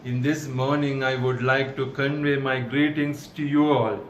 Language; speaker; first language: English; non-native, local second language; Sinhala